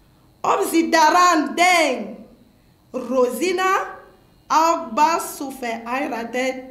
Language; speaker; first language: German; non-native, fluent; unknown